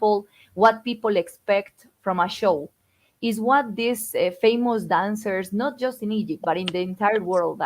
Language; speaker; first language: English; non-native, fluent; Spanish